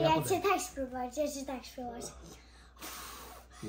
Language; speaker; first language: Polish; early bilingual, other home language; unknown